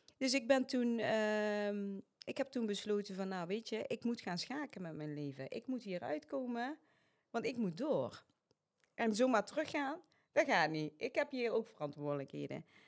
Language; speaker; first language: Dutch; early bilingual, other home language; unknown